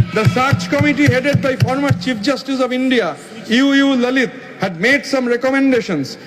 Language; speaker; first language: English; non-native, local second language; Bangla